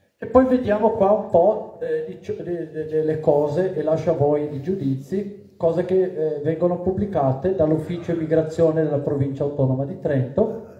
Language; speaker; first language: Italian; non-native, fluent; Portuguese